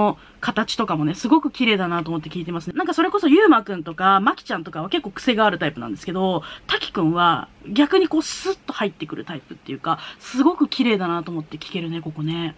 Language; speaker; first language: Japanese; native; Japanese